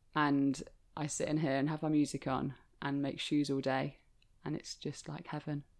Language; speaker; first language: English; native; English